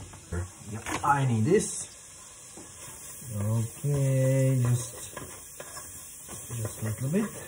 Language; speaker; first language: English; non-native, fluent; Czech